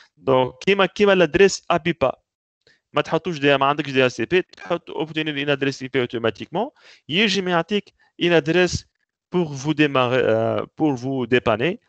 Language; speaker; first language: French; non-native, local second language; Arabic